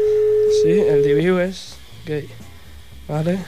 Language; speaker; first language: Spanish; native; Spanish